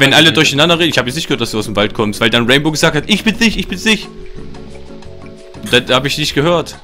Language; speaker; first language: German; native; German